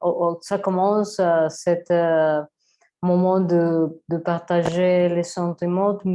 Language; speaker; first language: French; non-native, learner; Spanish